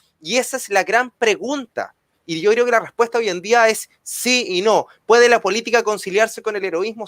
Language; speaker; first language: Spanish; native; Spanish